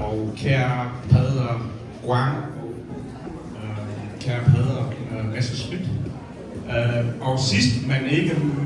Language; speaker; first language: Danish; early bilingual, other home language; Vietnamese